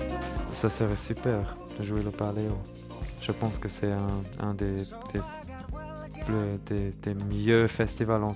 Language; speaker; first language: French; non-native, learner; German